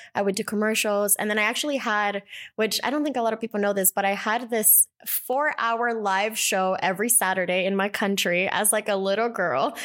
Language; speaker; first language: English; early bilingual, other home language; Spanish